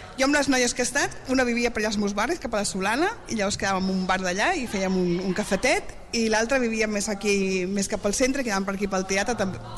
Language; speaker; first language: Catalan; native; Catalan